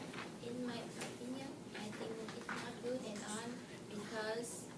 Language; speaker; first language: English; non-native, learner; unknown